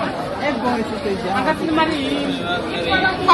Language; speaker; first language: Portuguese; non-native, learner; Filipino